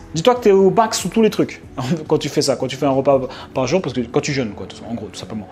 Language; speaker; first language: French; native; French